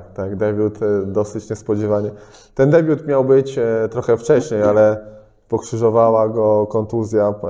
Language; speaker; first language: Polish; native; Polish